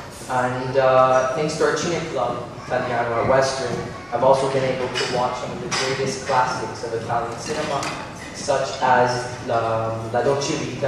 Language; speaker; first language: English; native; English